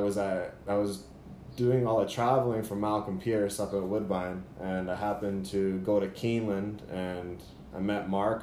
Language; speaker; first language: English; native; English